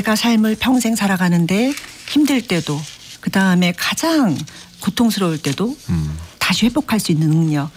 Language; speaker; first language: Korean; native; Korean